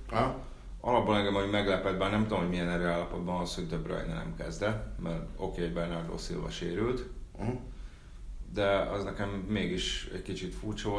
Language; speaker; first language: Hungarian; native; Hungarian